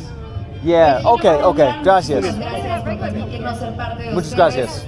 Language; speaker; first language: Spanish; non-native, learner; English